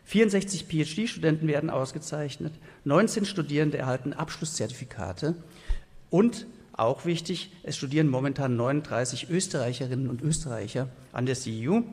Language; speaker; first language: German; native; German